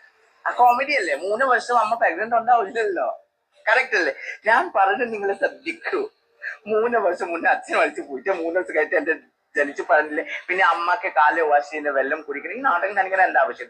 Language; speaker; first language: Malayalam; non-native, fluent; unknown